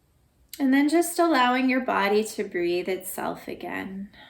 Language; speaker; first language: English; native; English